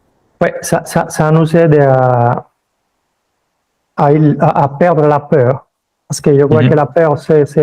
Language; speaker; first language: French; early bilingual, other home language; Spanish